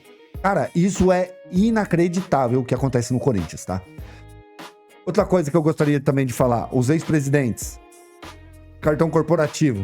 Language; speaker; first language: Portuguese; native; Portuguese